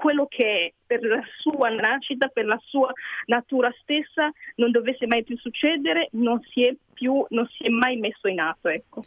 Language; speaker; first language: Italian; non-native, fluent; Kinyarwanda